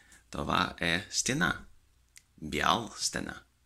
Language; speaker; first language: Bulgarian; non-native, learner; Russian